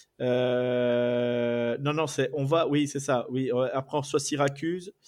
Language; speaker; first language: French; native; French